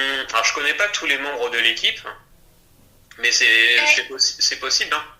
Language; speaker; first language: French; native; French